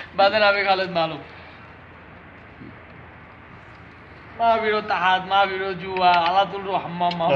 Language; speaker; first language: Arabic; non-native, learner; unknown